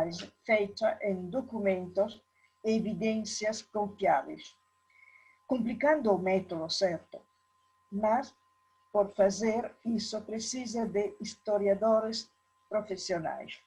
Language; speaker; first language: Portuguese; non-native, learner; Italian